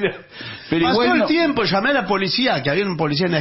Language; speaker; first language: Spanish; native; Spanish